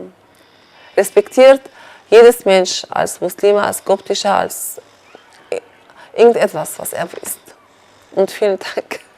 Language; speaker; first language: German; non-native, learner; Arabic